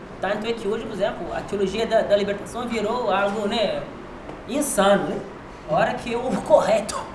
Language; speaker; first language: Portuguese; non-native, local second language; Kabuverdianu